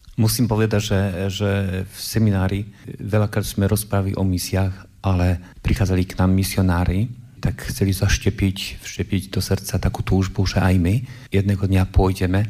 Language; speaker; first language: Slovak; non-native, fluent; Polish